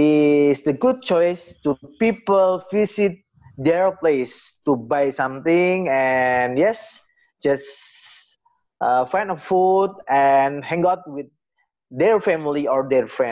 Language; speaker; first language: English; non-native, learner; Indonesian